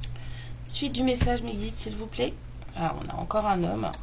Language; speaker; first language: French; native; French